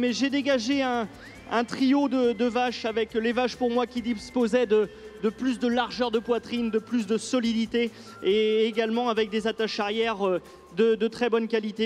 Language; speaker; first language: French; native; French